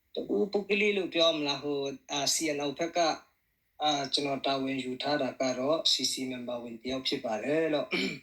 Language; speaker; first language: Burmese; non-native, local second language; Hakha Chin